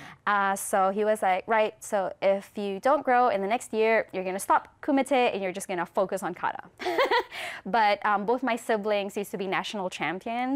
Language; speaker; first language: English; non-native, local second language; Filipino